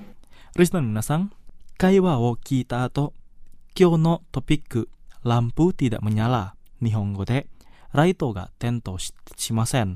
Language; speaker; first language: Japanese; non-native, fluent; Indonesian